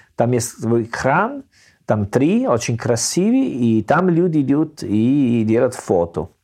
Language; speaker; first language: Russian; non-native, learner; Italian